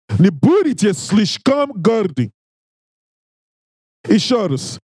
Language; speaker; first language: Russian; non-native, learner; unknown